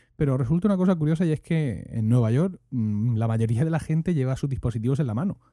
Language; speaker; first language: Spanish; native; Spanish